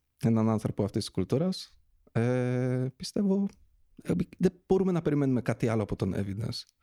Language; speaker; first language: Greek; early bilingual, other home language; Polish